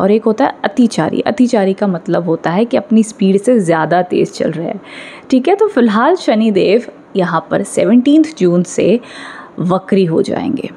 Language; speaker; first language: Hindi; native; Hindi